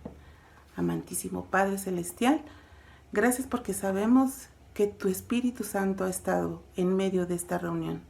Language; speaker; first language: Spanish; native; Spanish